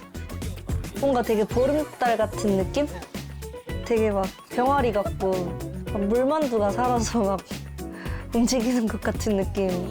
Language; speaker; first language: Korean; early bilingual, heritage; Korean